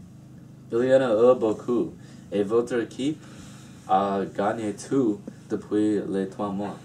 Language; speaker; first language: French; non-native, learner; English